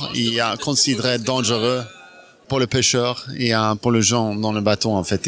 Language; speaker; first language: French; non-native, fluent; Norwegian